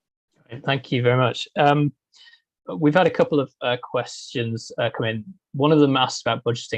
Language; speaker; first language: English; native; English